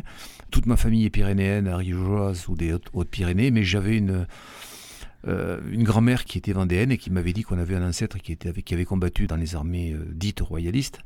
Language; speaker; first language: French; native; French